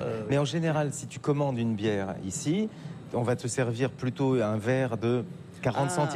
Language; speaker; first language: French; native; French